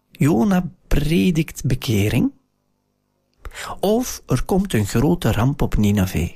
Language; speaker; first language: Dutch; native; Dutch